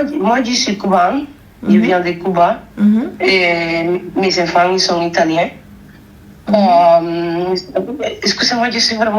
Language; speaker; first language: French; non-native, fluent; Spanish